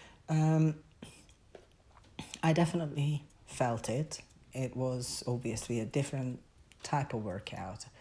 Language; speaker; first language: English; non-native, fluent; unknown